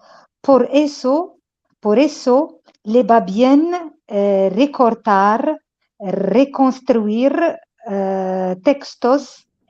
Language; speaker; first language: Spanish; non-native, learner; Arabic